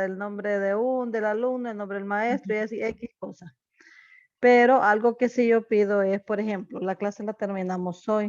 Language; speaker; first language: Spanish; native; Spanish